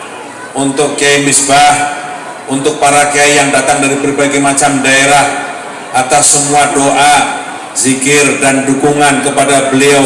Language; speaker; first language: Indonesian; native; Indonesian